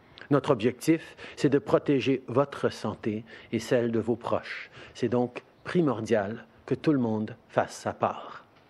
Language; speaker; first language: French; early bilingual, heritage; French